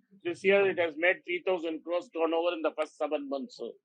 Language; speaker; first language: English; non-native, local second language; Tamil